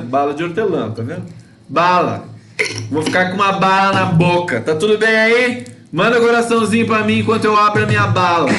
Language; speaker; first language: Portuguese; native; Portuguese